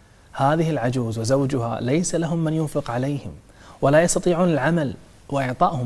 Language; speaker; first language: Arabic; native; Arabic